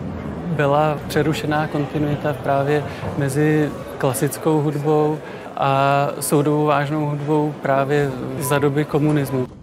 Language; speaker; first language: Czech; non-native, fluent; Japanese